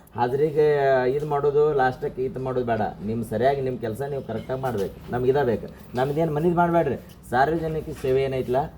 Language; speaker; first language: Kannada; non-native, local second language; Lambadi